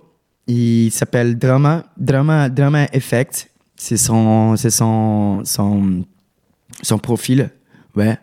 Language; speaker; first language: French; non-native, learner; Portuguese